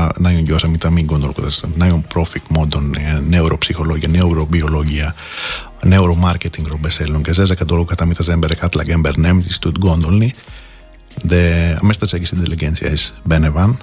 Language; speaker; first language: Hungarian; non-native, fluent; Greek